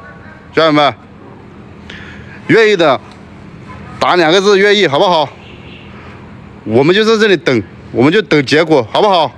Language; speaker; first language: Chinese; native; Chinese